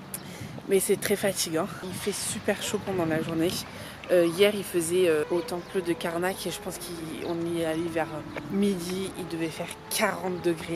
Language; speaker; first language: French; native; French